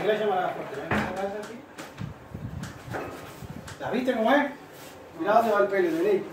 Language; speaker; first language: Spanish; native; Spanish